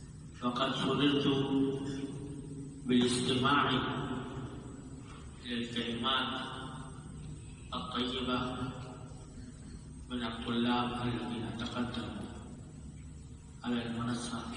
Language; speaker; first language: Arabic; non-native, fluent; Urdu